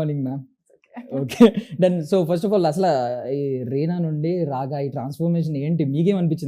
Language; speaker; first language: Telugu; native; Telugu